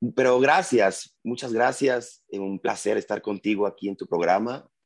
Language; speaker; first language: Spanish; native; Spanish